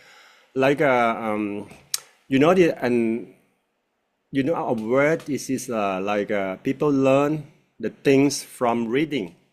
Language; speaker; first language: English; non-native, fluent; Thai